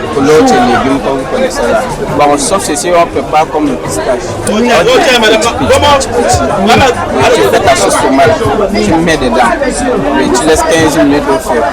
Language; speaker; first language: French; non-native, local second language; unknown